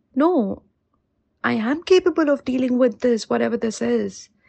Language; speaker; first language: English; non-native, local second language; Hindi